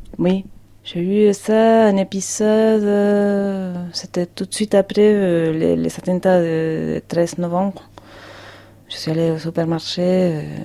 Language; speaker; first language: French; non-native, fluent; Spanish